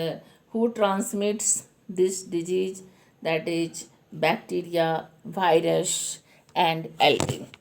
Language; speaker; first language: English; non-native, local second language; Hindi